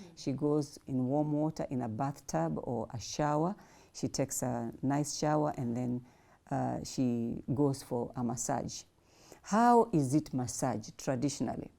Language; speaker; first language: English; non-native, local second language; Swahili